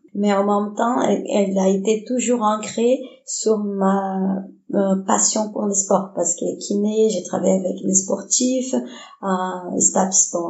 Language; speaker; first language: French; non-native, fluent; Portuguese